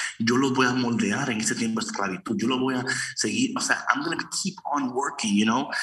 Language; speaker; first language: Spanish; early bilingual, heritage; Spanish